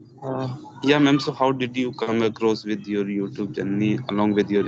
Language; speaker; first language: English; non-native, learner; Hindi